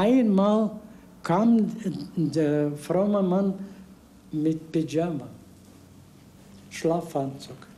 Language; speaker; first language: German; non-native, learner; Bulgarian